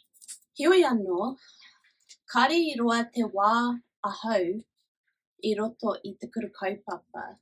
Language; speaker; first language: Māori; non-native, local second language; English